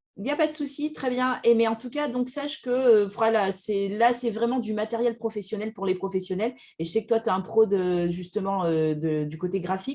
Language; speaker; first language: French; native; French